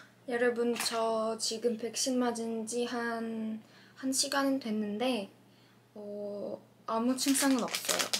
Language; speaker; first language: Korean; non-native, fluent; Russian